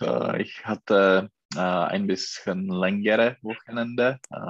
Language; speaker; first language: German; non-native, learner; Czech